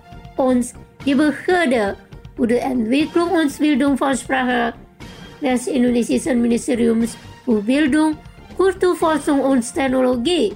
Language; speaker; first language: German; non-native, fluent; Indonesian